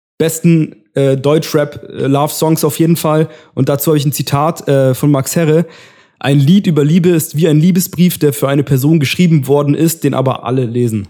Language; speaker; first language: German; early bilingual, other home language; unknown